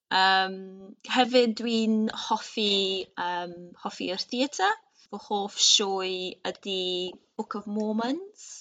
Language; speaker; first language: Welsh; non-native, local second language; English